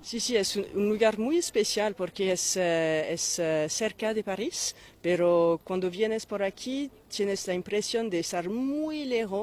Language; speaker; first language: Spanish; non-native, fluent; French